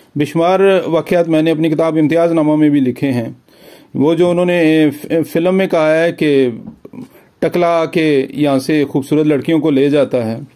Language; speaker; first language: Urdu; non-native, local second language; Pahari-Potwari